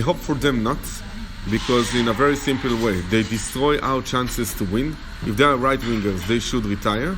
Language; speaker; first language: English; non-native, fluent; Hebrew